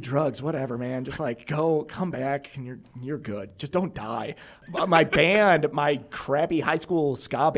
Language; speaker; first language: English; native; English